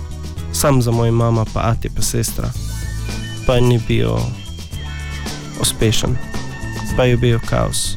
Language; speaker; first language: Slovenian; non-native, learner; Arabic